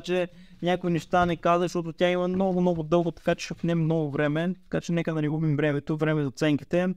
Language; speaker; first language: Bulgarian; native; Bulgarian